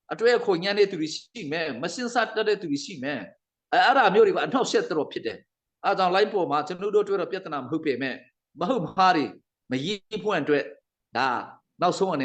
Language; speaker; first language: Burmese; non-native, local second language; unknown